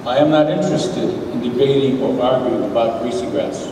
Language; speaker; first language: English; native; English